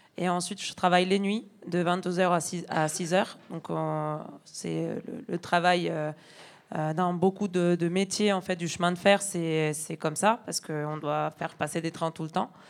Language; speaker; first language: French; non-native, fluent; Spanish